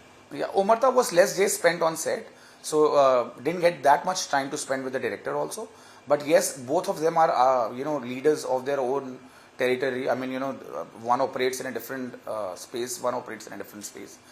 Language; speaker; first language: English; non-native, local second language; Hindi